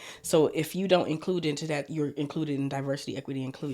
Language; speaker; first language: English; native; English